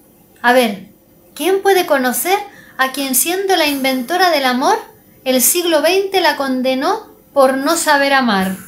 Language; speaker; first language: Spanish; native; Spanish